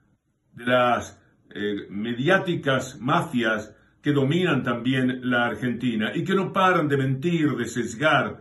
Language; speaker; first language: Spanish; native; Spanish